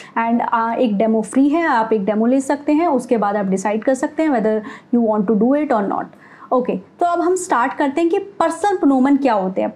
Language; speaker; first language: Hindi; native; Hindi